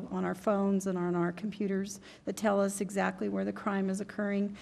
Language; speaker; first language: English; native; English